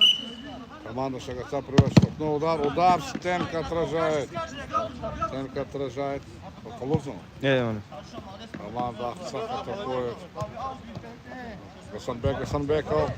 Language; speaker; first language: Russian; non-native, local second language; Lezghian